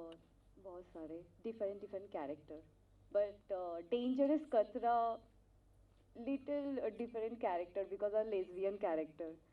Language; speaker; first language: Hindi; non-native, local second language; Telugu